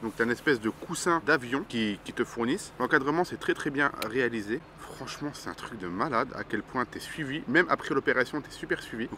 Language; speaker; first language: French; native; French